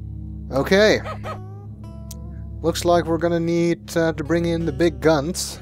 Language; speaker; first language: English; native; English